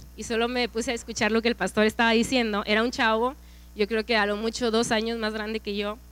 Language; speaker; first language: Spanish; native; Spanish